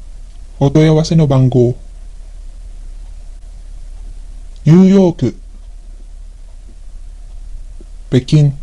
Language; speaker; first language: Japanese; non-native, fluent; Filipino